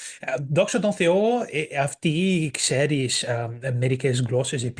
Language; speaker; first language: Greek; non-native, fluent; Portuguese